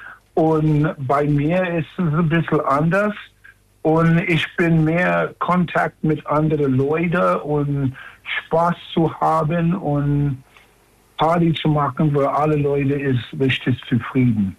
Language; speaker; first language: German; non-native, learner; English